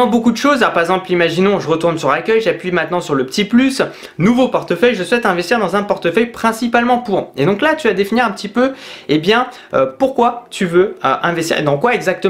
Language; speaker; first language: French; native; French